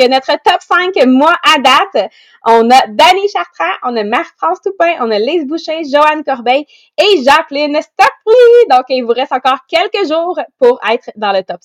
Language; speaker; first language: French; native; French